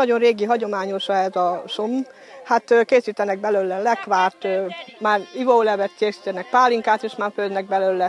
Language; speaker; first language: Hungarian; native; Hungarian